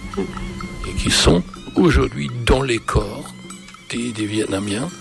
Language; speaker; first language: French; native; French